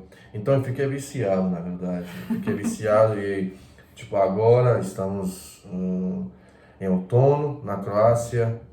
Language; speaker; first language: Portuguese; non-native, fluent; Croatian